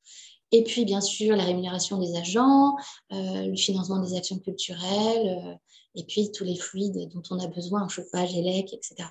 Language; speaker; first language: French; native; French